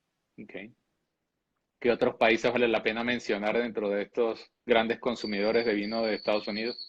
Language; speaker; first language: Spanish; native; Spanish